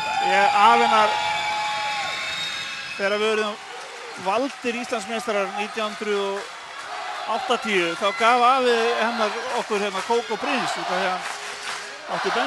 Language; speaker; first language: Icelandic; native; Icelandic